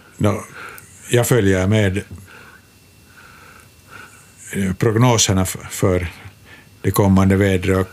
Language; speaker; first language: Swedish; native; Swedish